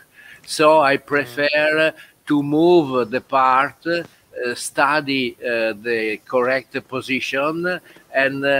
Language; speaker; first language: English; non-native, learner; Italian